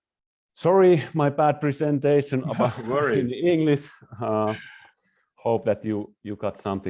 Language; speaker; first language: English; non-native, fluent; Finnish